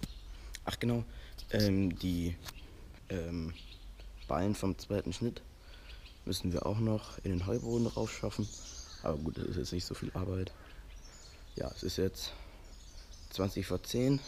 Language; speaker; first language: German; native; German